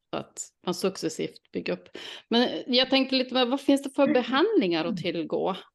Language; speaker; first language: Swedish; native; Swedish